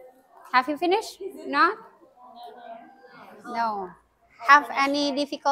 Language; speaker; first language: English; non-native, learner; Indonesian